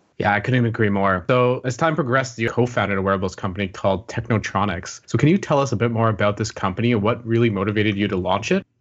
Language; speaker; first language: English; native; English